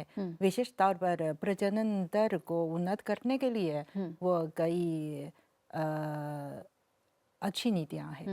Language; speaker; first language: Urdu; non-native, learner; Chinese